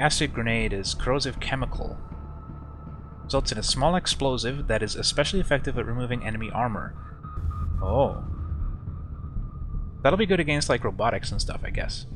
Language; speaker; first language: English; native; English